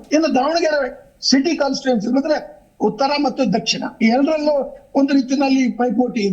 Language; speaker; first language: Kannada; native; Kannada